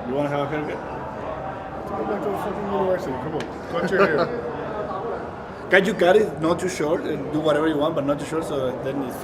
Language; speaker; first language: English; non-native, fluent; Chinese